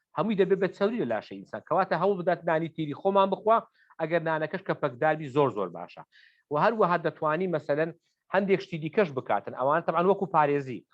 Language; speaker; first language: Central Kurdish; native; Central Kurdish